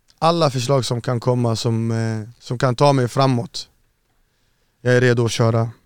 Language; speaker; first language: Swedish; early bilingual, other home language; Arabic